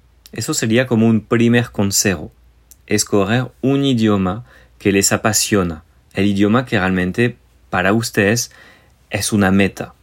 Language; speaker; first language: Spanish; non-native, fluent; French